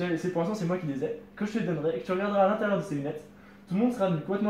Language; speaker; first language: French; native; French